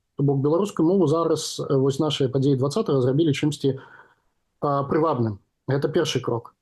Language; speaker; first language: Belarusian; non-native, local second language; Russian